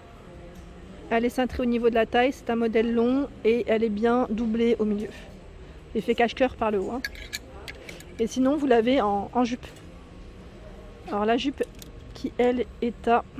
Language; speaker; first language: French; native; French